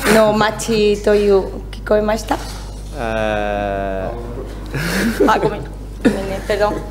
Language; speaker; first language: Japanese; non-native, learner; Spanish